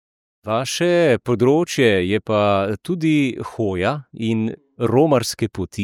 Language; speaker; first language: Slovenian; native; Slovenian